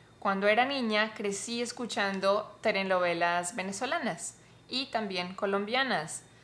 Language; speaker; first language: Spanish; native; Spanish